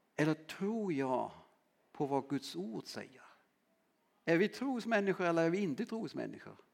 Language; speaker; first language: Swedish; non-native, fluent; German